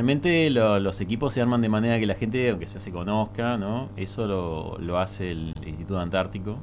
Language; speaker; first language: Spanish; native; Spanish